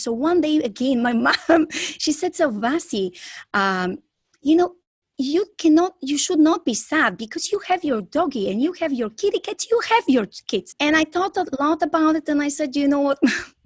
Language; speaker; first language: English; non-native, fluent; Bulgarian